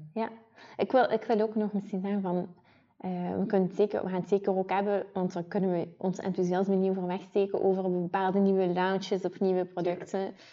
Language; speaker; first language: Dutch; native; Dutch